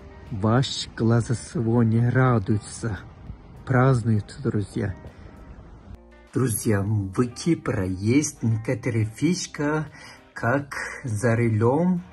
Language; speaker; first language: Russian; non-native, fluent; Turkish